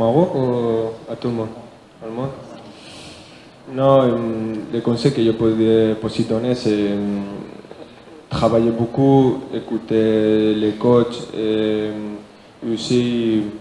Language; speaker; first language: French; non-native, learner; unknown